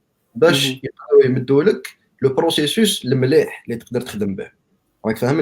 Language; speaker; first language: Arabic; native; Arabic